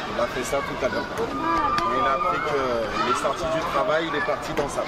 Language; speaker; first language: French; native; French